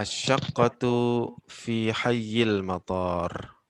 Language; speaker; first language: Arabic; non-native, fluent; Indonesian